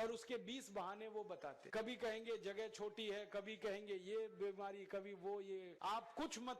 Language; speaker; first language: Hindi; native; Hindi